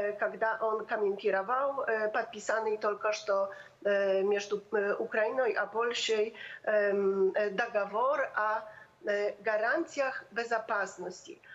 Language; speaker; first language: Russian; non-native, fluent; Polish